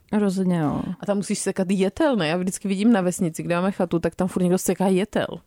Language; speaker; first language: Czech; native; Czech